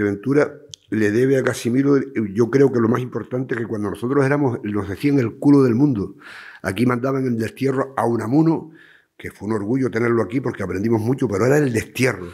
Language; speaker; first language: Spanish; native; Spanish